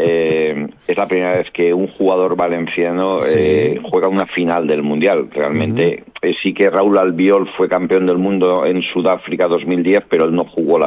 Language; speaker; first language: Spanish; native; Spanish